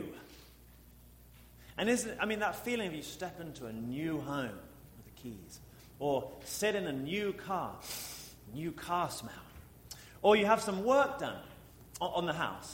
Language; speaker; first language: English; native; English